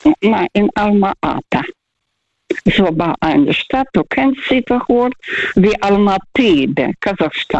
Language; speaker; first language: German; non-native, fluent; Russian